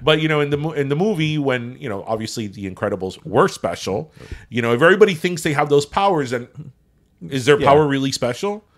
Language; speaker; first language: English; early bilingual, other home language; Spanish